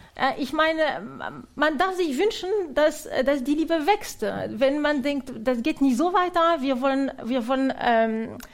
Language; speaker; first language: German; non-native, fluent; French